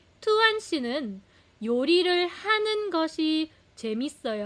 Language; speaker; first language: Korean; non-native, fluent; Filipino